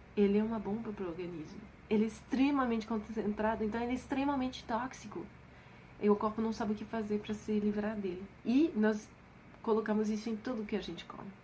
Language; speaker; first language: Portuguese; non-native, fluent; French